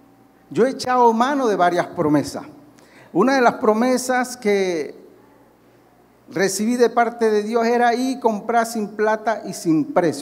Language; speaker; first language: Spanish; native; Spanish